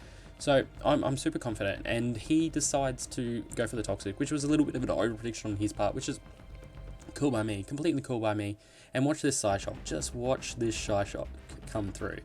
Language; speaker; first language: English; native; English